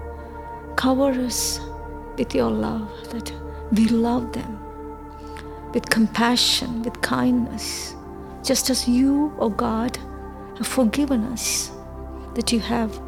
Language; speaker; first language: English; non-native, local second language; Malayalam